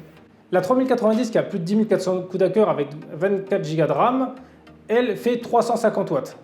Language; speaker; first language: French; native; French